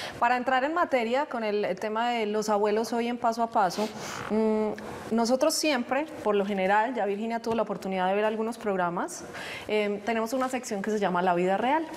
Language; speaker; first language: Spanish; native; Spanish